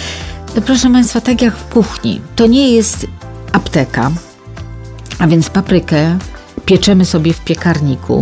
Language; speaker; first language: Polish; native; Polish